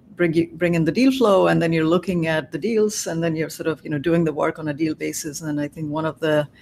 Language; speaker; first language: English; non-native, local second language; Bangla